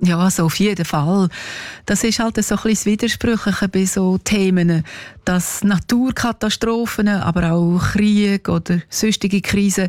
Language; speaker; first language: German; native; German